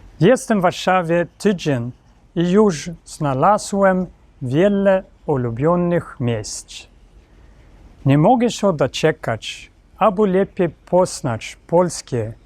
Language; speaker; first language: Polish; non-native, learner; Swedish